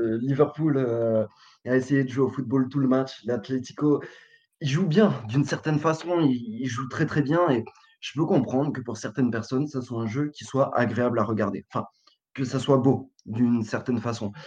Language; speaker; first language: French; native; French